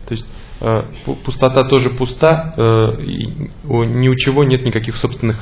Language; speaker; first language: Russian; native; Russian